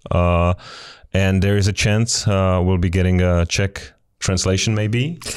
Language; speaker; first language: English; non-native, fluent; Czech